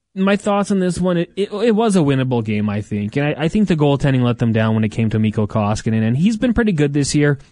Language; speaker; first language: English; native; English